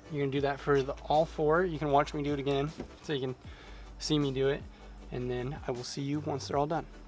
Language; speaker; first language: English; native; English